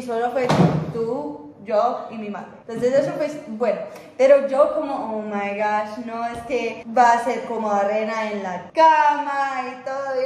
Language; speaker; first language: Spanish; non-native, fluent; English